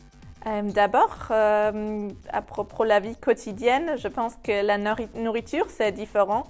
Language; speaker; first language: French; non-native, fluent; German